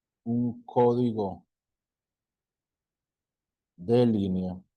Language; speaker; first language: Spanish; native; Spanish